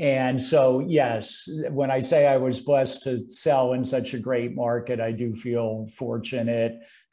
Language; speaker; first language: English; native; English